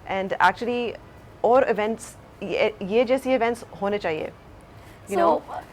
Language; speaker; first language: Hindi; early bilingual, heritage; Hindi